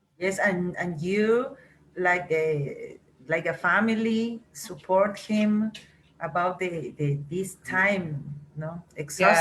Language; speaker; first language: English; non-native, learner; Spanish